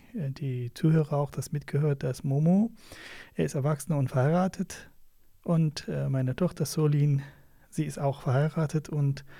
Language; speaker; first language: German; non-native, learner; Kurdish